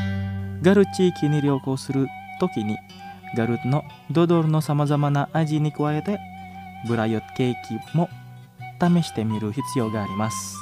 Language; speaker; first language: Japanese; non-native, fluent; Indonesian